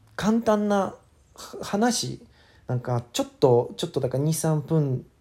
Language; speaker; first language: Japanese; non-native, learner; English